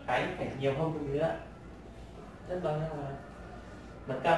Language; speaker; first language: Vietnamese; native; Vietnamese